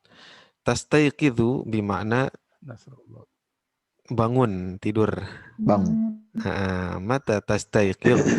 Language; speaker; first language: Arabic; non-native, fluent; Indonesian